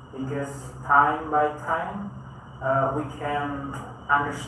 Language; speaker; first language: English; non-native, learner; Indonesian